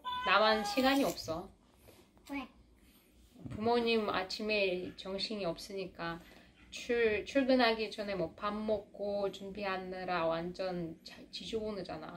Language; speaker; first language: Korean; non-native, fluent; Russian